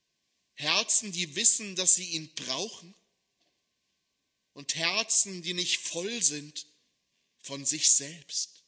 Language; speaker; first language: German; native; German